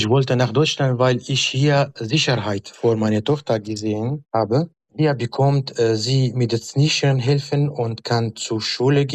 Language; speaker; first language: German; non-native, learner; Kurdish